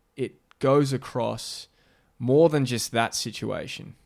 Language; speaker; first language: English; native; English